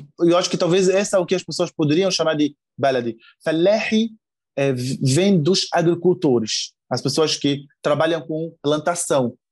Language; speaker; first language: Portuguese; non-native, fluent; Arabic